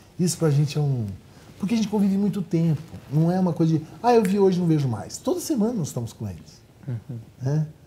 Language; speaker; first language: Portuguese; native; Portuguese